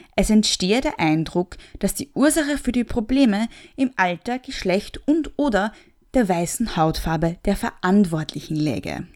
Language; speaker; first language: German; native; German